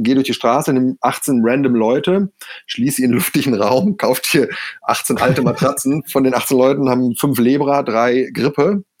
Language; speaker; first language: German; native; German